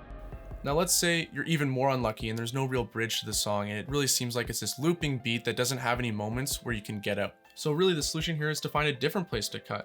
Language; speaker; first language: English; native; English